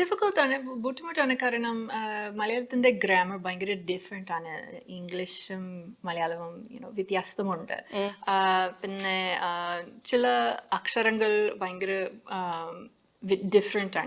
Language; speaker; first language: Malayalam; non-native, learner; English